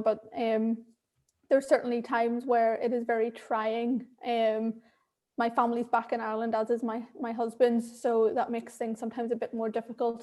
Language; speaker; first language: English; native; English